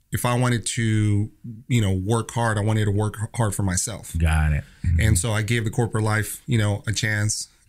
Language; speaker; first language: English; native; English